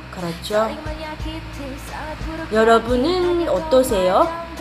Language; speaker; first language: Korean; non-native, learner; Indonesian